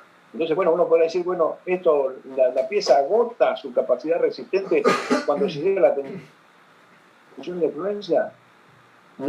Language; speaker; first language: Spanish; native; Spanish